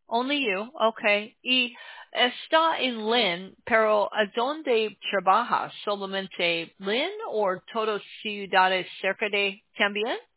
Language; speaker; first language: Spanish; non-native, learner; English